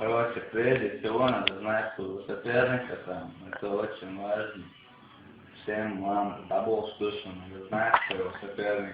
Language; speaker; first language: Russian; non-native, local second language; Chechen